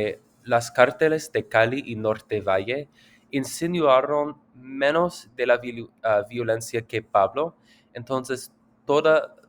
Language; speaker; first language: Spanish; non-native, learner; English